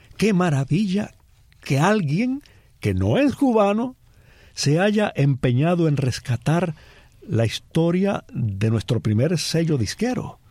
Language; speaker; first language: Spanish; native; Spanish